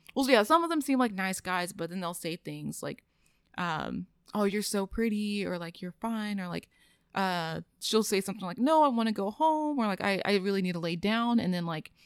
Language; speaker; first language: English; native; English